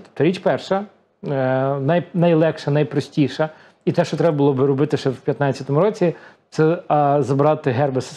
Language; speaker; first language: Ukrainian; native; Ukrainian